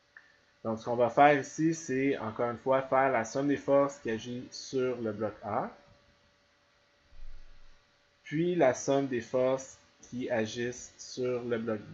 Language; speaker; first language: French; native; French